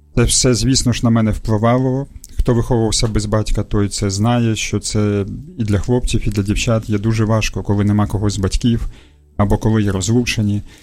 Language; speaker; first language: Ukrainian; early bilingual, other home language; Russian